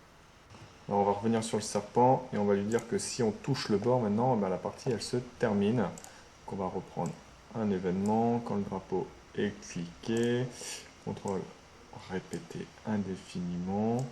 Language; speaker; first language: French; native; French